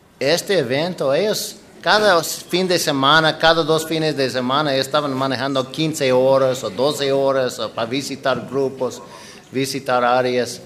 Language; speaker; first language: Spanish; non-native, learner; English